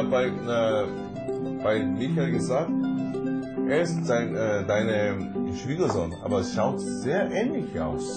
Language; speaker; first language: German; non-native, fluent; Korean